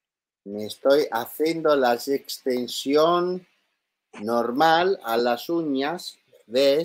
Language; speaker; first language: Spanish; non-native, learner; Italian